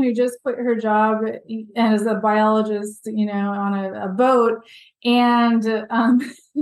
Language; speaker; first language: English; native; English